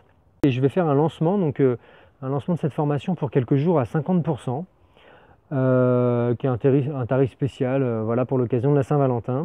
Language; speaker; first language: French; native; French